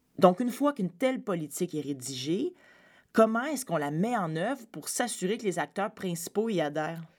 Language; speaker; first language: French; native; French